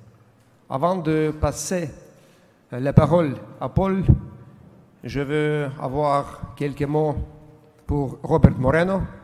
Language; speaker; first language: French; non-native, learner; Russian